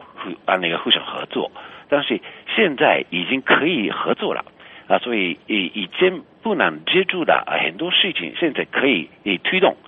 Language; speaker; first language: Chinese; non-native, fluent; Japanese